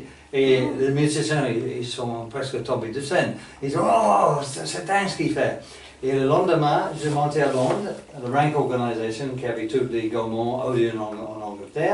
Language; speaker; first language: French; non-native, fluent; English